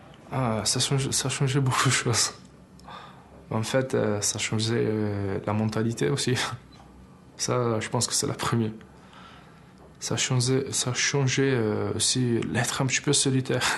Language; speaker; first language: French; early bilingual, other home language; Albanian